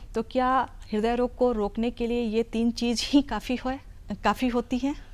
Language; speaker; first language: Hindi; native; Hindi